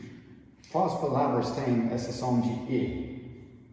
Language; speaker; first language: Portuguese; non-native, fluent; English